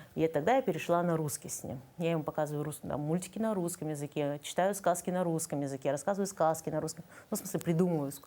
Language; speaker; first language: Russian; native; Russian